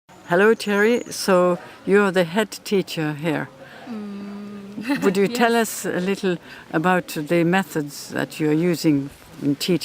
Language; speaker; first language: English; non-native, fluent; French